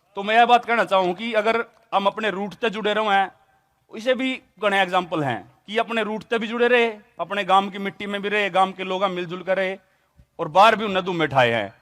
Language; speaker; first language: Hindi; native; Hindi